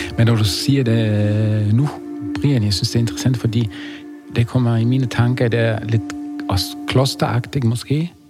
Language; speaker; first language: Danish; non-native, fluent; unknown